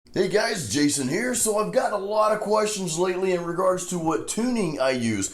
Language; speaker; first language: English; native; English